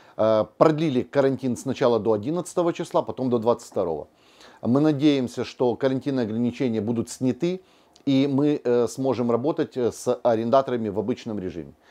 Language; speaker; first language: Russian; native; Russian